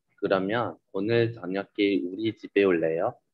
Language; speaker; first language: Korean; non-native, fluent; Vietnamese